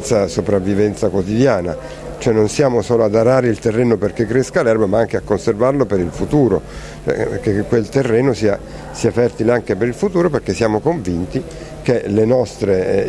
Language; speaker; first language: Italian; native; Italian